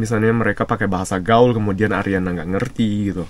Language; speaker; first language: Indonesian; native; Indonesian